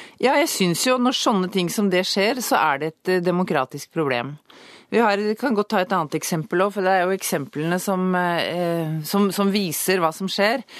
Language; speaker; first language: Norwegian; native; Norwegian